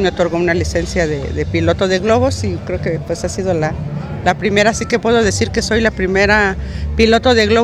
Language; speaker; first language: Spanish; native; Spanish